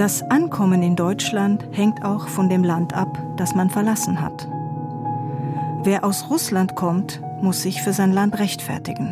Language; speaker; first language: German; native; German